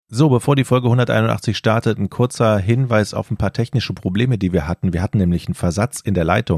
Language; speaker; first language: German; native; German